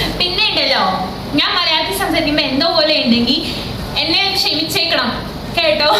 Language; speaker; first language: Malayalam; early bilingual, heritage; Malayalam